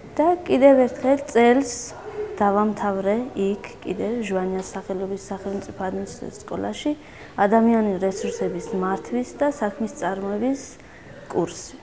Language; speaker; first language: Georgian; non-native, local second language; Armenian